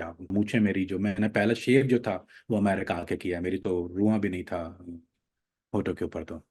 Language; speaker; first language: Urdu; native; Urdu